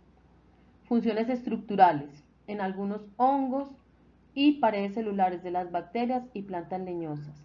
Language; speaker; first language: Spanish; native; Spanish